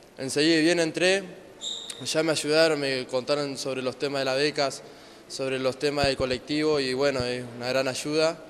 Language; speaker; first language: Spanish; native; Spanish